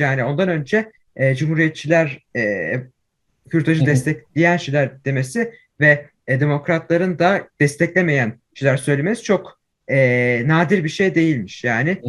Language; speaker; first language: Turkish; early bilingual, heritage; Turkish